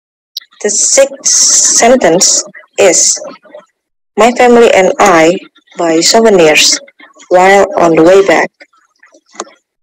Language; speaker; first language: English; non-native, learner; Indonesian